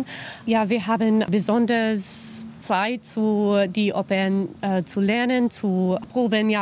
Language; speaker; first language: German; non-native, learner; English